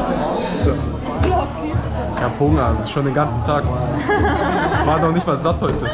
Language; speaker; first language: German; native; German